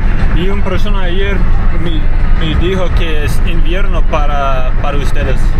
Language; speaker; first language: Spanish; non-native, learner; English